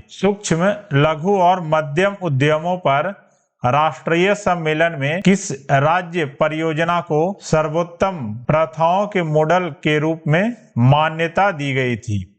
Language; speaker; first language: Hindi; native; Hindi